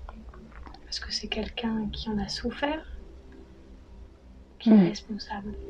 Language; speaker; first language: French; native; French